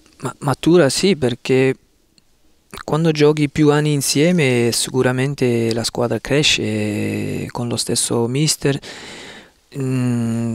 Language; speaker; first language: Italian; non-native, fluent; Dutch